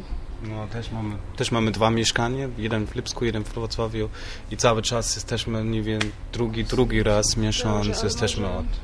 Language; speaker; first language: Polish; non-native, learner; German